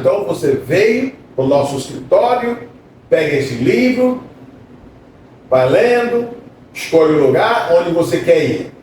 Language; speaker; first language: Portuguese; non-native, fluent; English